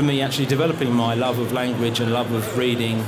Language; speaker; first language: English; native; English